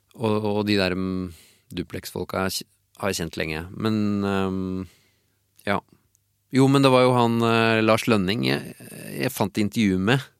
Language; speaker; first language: Norwegian; native; Norwegian